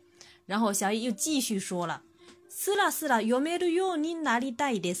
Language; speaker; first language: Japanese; non-native, fluent; Chinese